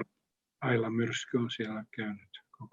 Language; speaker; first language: Finnish; native; Finnish